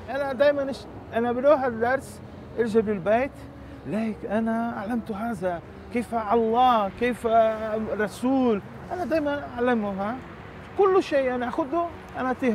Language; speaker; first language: Arabic; non-native, learner; Portuguese